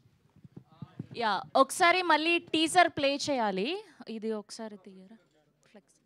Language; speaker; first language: Telugu; native; Telugu